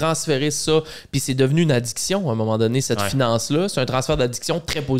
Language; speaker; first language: French; native; French